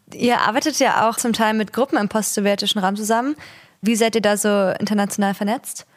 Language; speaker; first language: German; native; German